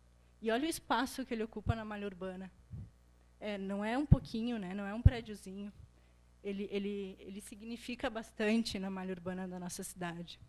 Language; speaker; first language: Portuguese; native; Portuguese